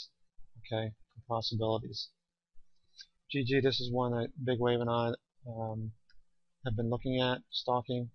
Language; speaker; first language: English; native; English